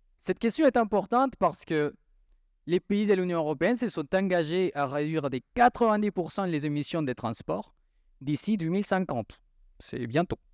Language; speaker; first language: French; non-native, fluent; Spanish